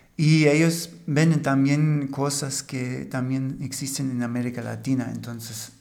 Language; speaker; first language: Spanish; non-native, fluent; German